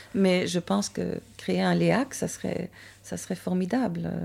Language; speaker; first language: French; native; French